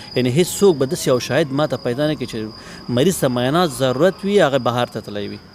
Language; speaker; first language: Pashto; non-native, local second language; Persian